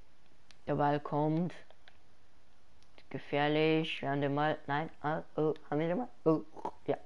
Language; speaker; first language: German; early bilingual, other home language; Persian